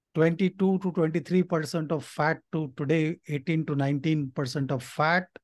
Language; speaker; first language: English; non-native, local second language; Nepali